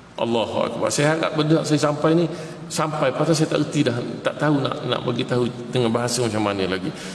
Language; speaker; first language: Malay; native; Malay